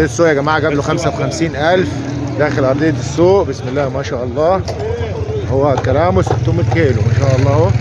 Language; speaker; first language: Arabic; native; Arabic